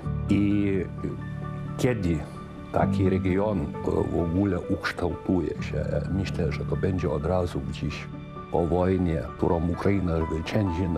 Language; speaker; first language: Polish; non-native, fluent; Lithuanian